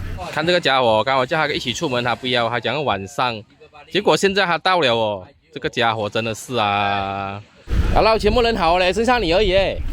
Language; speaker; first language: Chinese; native; Chinese